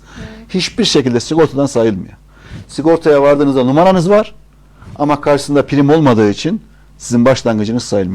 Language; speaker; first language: Turkish; native; Turkish